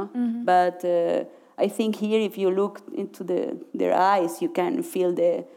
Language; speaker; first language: English; non-native, learner; Spanish